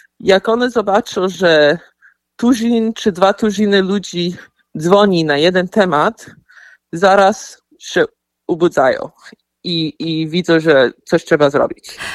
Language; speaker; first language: Polish; early bilingual, heritage; Polish